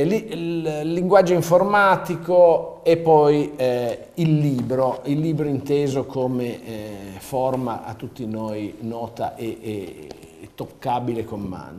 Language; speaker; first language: Italian; native; Italian